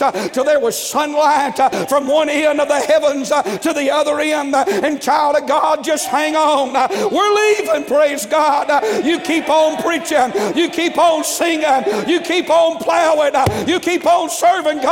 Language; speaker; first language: English; native; English